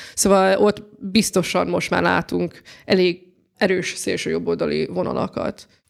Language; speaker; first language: Hungarian; early bilingual, heritage; Hungarian